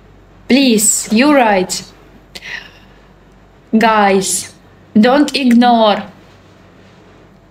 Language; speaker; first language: English; non-native, learner; Russian